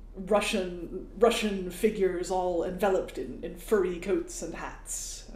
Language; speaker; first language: English; native; English